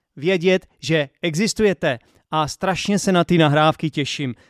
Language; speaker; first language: Czech; native; Czech